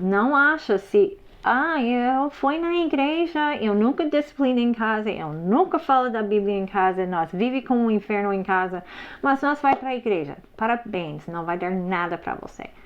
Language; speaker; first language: Portuguese; non-native, fluent; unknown